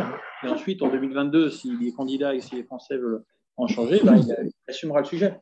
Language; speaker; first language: French; native; French